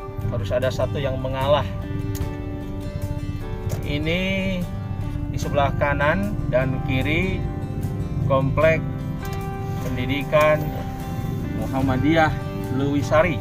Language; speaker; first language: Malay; non-native, local second language; Sundanese